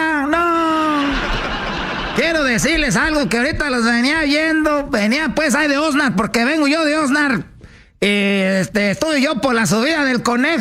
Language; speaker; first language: Spanish; native; Spanish